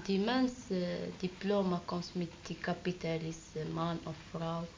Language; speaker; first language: Dutch; non-native, learner; Arabic